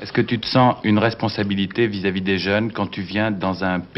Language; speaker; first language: French; native; French